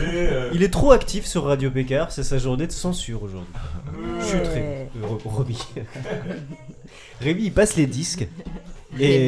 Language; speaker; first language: French; native; French